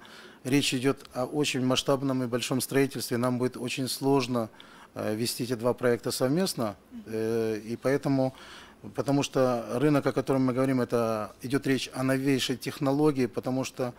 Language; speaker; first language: Russian; native; Russian